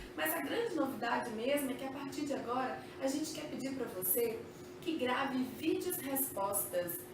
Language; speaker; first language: Portuguese; native; Portuguese